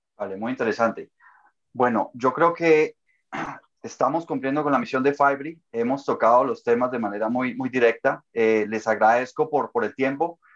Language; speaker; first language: Spanish; native; Spanish